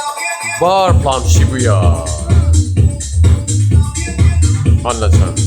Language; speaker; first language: Japanese; non-native, learner; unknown